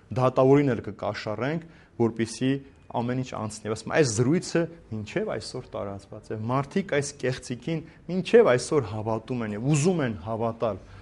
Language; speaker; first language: Armenian; native; Armenian